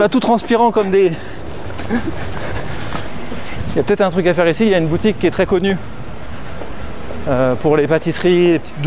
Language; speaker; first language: French; native; French